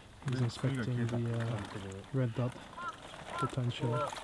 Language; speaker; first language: English; non-native, fluent; Dutch